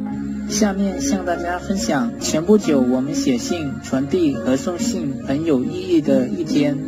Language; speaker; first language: Chinese; non-native, fluent; Lao